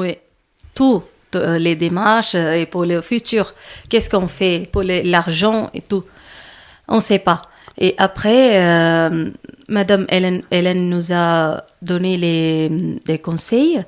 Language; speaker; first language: French; non-native, learner; Malayalam